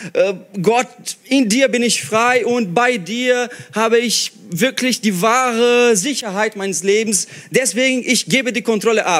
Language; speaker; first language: German; non-native, fluent; Portuguese